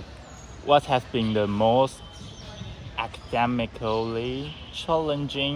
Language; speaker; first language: English; non-native, learner; Chinese